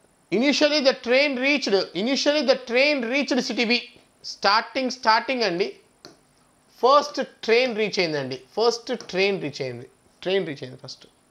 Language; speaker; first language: English; non-native, local second language; Telugu